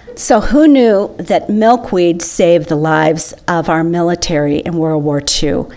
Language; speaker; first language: English; native; English